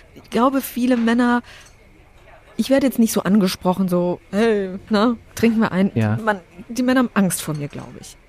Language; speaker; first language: German; early bilingual, other home language; Polish